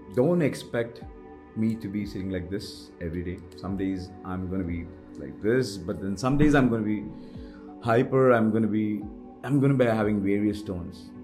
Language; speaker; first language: English; non-native, local second language; Malayalam